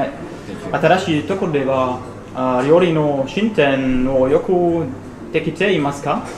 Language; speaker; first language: Japanese; non-native, learner; German